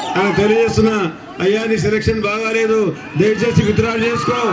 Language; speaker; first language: Telugu; native; Telugu